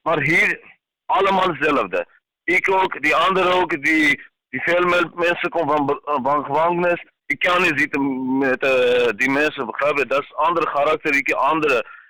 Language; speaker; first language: Dutch; non-native, learner; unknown